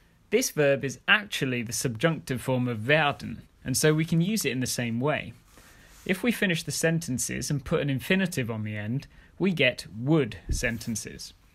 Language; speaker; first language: English; native; English